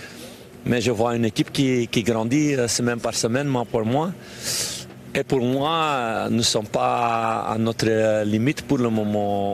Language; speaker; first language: French; non-native, local second language; Dutch